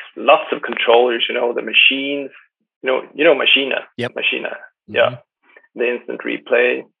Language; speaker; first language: English; non-native, fluent; Swedish